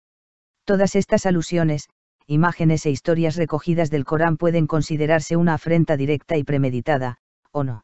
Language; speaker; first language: Spanish; native; Spanish